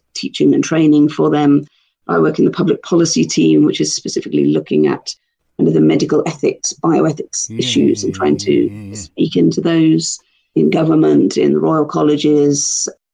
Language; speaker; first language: English; native; English